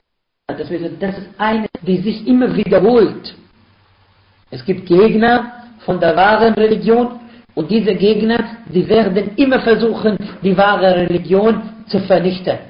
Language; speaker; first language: German; non-native, fluent; Arabic